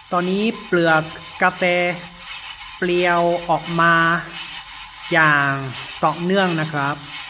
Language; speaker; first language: Thai; non-native, learner; Chinese